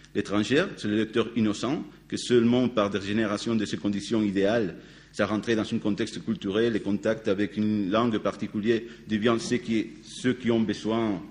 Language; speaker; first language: French; non-native, fluent; Spanish